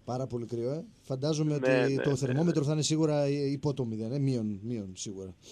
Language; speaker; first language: Greek; native; Greek